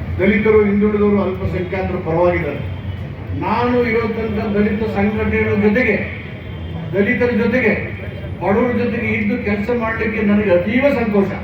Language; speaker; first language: Kannada; native; Kannada